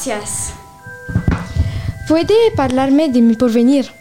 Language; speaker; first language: Spanish; non-native, learner; French